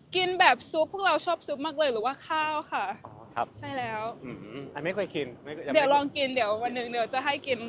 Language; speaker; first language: Thai; native; Thai